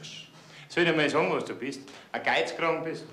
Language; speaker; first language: German; native; German